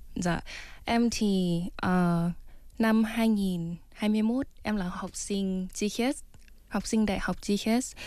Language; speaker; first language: Vietnamese; early bilingual, heritage; Vietnamese